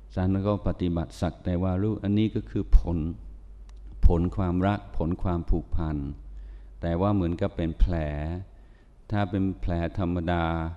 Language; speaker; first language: Thai; non-native, fluent; English